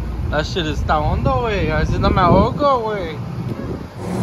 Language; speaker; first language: English; early bilingual, other home language; Spanish